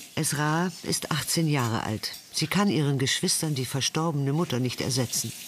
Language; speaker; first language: German; native; German